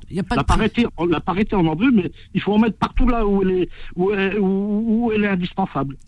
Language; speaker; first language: French; native; French